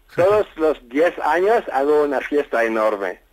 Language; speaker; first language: Spanish; non-native, fluent; French